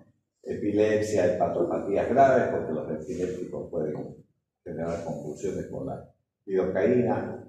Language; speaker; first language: Spanish; native; Spanish